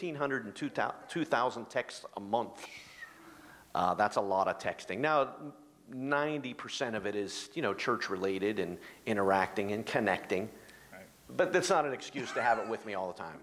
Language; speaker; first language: English; native; English